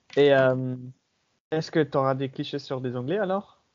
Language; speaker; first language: French; non-native, fluent; English